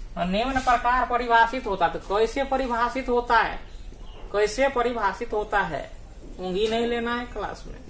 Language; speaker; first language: Hindi; native; Hindi